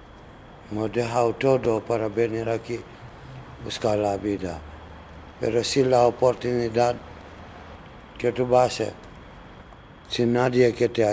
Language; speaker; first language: Spanish; non-native, learner; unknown